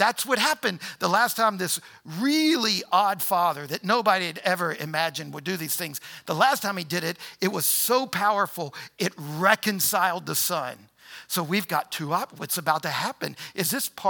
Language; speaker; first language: English; native; English